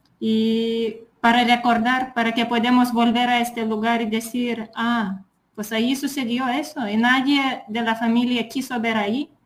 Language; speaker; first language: Spanish; non-native, fluent; Lithuanian